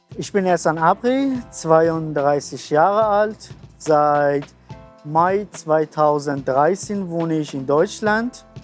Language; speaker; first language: German; non-native, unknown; Persian